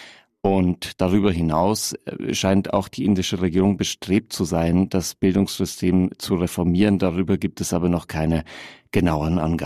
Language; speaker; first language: German; native; German